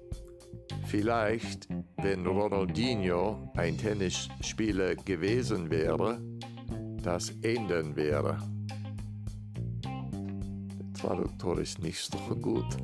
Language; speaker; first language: German; non-native, learner; Spanish